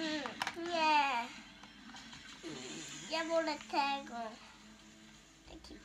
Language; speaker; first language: Polish; early bilingual, other home language; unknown